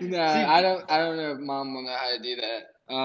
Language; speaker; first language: English; native; English